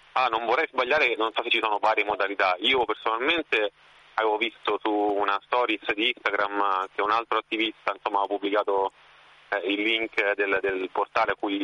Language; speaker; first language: Italian; native; Italian